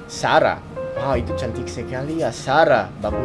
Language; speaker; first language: Indonesian; non-native, fluent; English